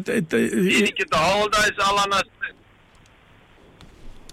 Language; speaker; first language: Greek; early bilingual, heritage; Greek